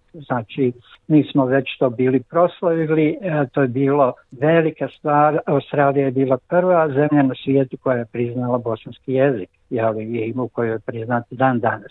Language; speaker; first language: Croatian; native; Croatian